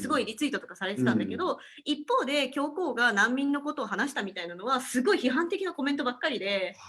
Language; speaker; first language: Japanese; native; Japanese